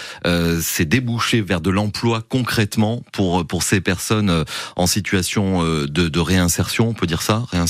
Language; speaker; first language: French; native; French